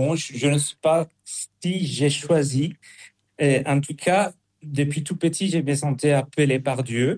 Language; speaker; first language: French; non-native, fluent; Spanish